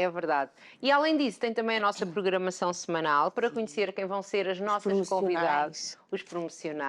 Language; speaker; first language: Portuguese; native; Portuguese